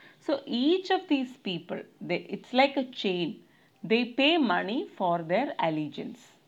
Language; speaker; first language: English; non-native, local second language; Malayalam